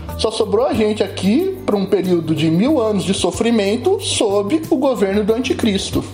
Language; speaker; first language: Portuguese; native; Portuguese